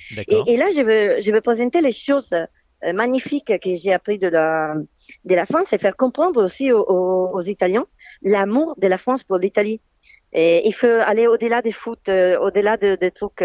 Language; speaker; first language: French; non-native, fluent; Italian